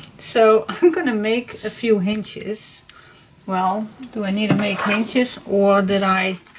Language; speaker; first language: English; non-native, fluent; Dutch